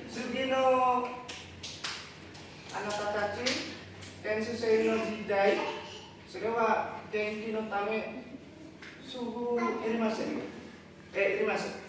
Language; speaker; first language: Japanese; non-native, learner; Indonesian